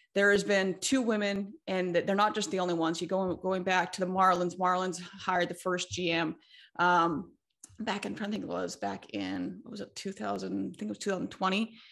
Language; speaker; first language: English; native; English